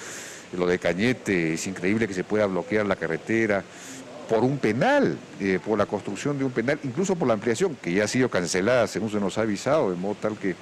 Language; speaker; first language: Spanish; native; Spanish